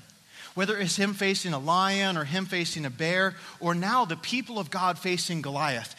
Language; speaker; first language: English; native; English